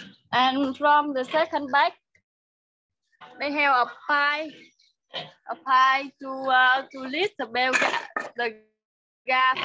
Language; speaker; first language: English; non-native, learner; Vietnamese